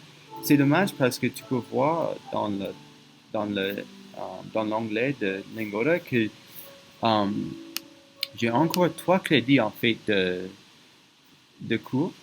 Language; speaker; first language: French; non-native, fluent; English